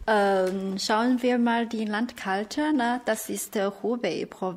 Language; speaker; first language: German; non-native, fluent; Chinese